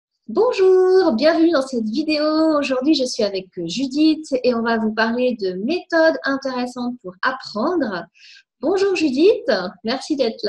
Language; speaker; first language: French; native; French